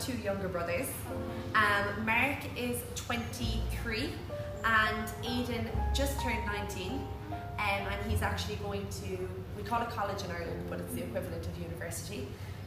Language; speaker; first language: English; native; English